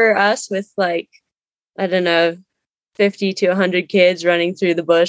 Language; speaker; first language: English; native; English